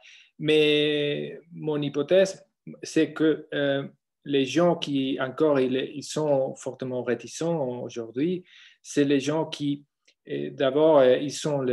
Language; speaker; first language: French; non-native, fluent; Spanish